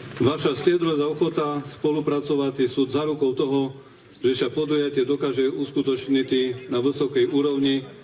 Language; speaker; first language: Slovak; non-native, local second language; Rusyn